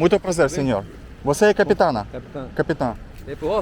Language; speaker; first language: Portuguese; non-native, learner; Russian